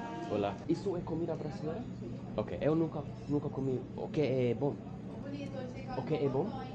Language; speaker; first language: Portuguese; non-native, learner; English